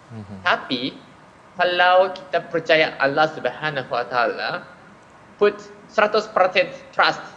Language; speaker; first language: Indonesian; non-native, fluent; Japanese